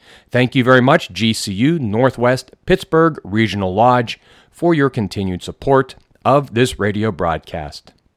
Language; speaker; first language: English; native; English